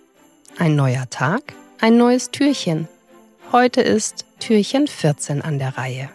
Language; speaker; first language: German; native; German